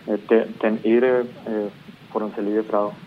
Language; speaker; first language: Dutch; non-native, fluent; Spanish